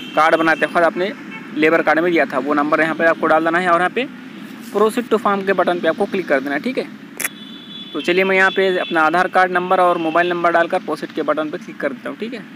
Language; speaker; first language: Hindi; non-native, local second language; Marathi